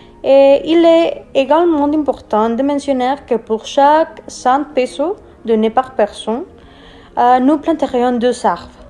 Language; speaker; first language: French; non-native, learner; Spanish